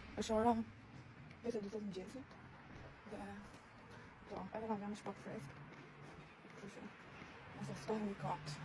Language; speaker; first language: Albanian; early bilingual, heritage; Albanian